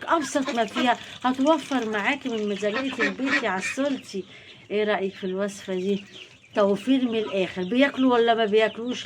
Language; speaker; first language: Arabic; native; Arabic